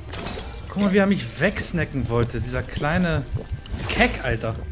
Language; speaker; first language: German; native; German